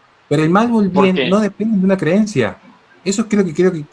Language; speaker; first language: Spanish; native; Spanish